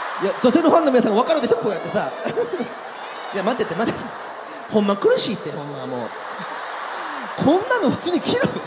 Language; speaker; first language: Japanese; native; Japanese